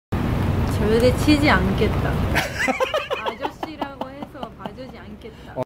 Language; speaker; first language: Korean; non-native, fluent; Japanese